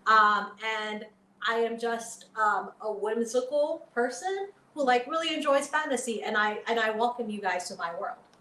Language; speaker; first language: English; early bilingual, other home language; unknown